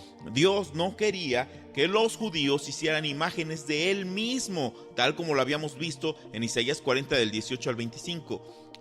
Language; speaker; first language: Spanish; native; Spanish